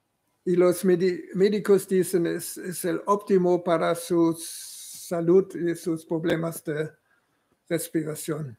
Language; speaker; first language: Spanish; non-native, fluent; German